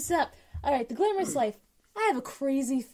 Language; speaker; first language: English; native; English